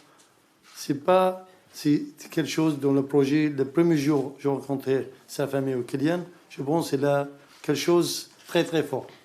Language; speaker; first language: French; non-native, learner; Arabic